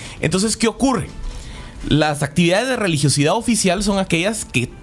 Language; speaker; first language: Spanish; native; Spanish